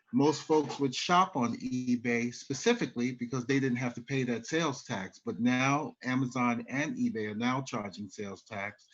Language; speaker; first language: English; native; English